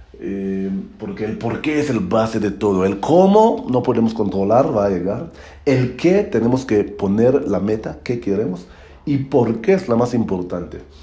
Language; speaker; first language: Spanish; non-native, learner; Hebrew